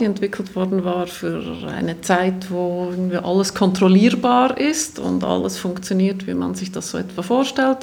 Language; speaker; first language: German; native; German